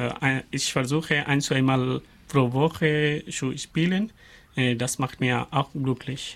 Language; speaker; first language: German; non-native, learner; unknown